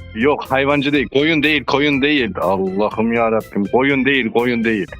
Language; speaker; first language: Turkish; early bilingual, heritage; Turkish